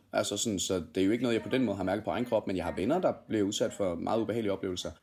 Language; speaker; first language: Danish; early bilingual, other home language; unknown